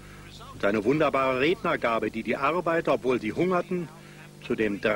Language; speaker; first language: German; native; German